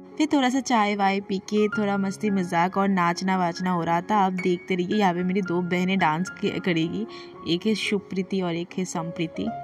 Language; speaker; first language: Hindi; non-native, local second language; Bangla